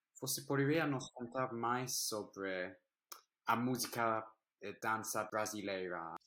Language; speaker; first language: Portuguese; non-native, learner; English